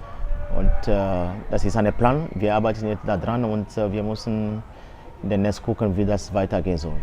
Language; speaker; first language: German; non-native, fluent; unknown